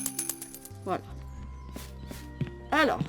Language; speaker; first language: French; native; French